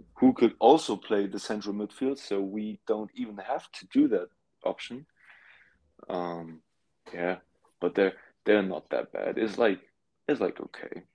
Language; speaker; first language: English; non-native, fluent; German